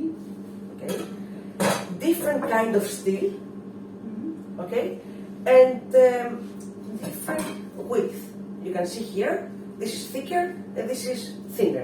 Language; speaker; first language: English; non-native, fluent; Greek